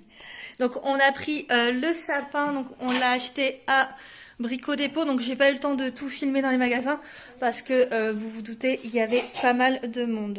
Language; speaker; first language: French; native; French